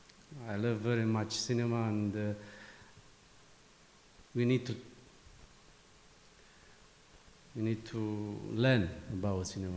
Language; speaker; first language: English; non-native, fluent; Romanian